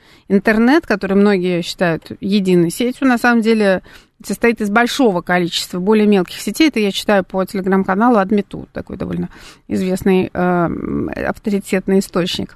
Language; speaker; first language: Russian; native; Russian